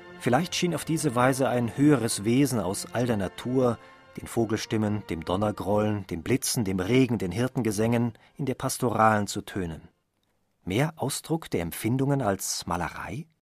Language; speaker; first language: German; native; German